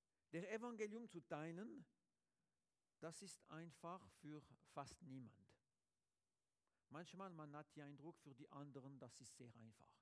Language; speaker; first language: German; non-native, learner; French